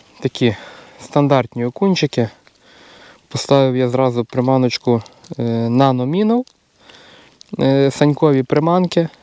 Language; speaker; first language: Ukrainian; native; Ukrainian